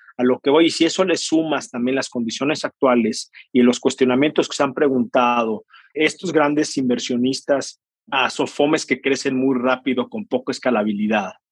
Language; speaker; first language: Spanish; native; Spanish